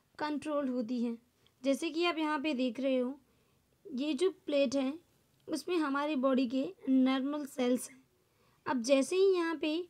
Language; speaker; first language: Hindi; non-native, local second language; Gujarati